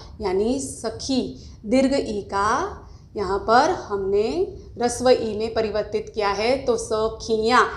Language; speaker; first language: Hindi; non-native, local second language; Gujarati